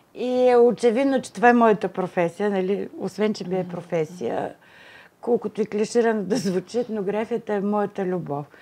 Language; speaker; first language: Bulgarian; native; Bulgarian